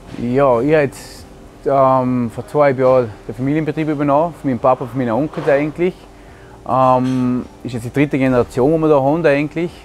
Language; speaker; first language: German; native; German